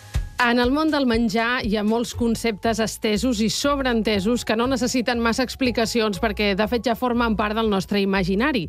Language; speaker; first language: Catalan; native; Catalan